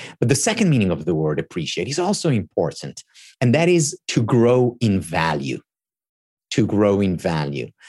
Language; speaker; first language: English; non-native, fluent; Hebrew